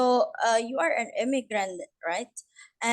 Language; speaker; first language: English; non-native, learner; Indonesian